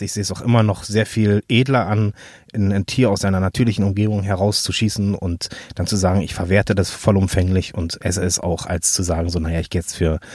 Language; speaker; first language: German; native; German